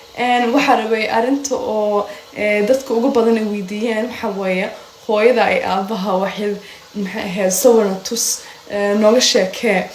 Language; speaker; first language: Somali; early bilingual, heritage; Somali